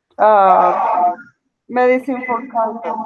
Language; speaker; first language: English; non-native, learner; Spanish